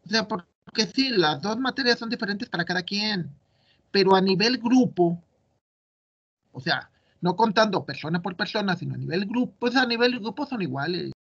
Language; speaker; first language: Spanish; native; Spanish